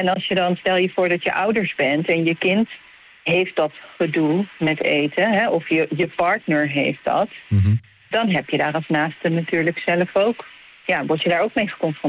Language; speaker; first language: Dutch; native; Dutch